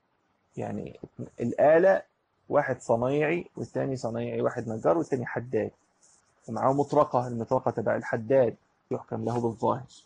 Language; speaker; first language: Arabic; native; Arabic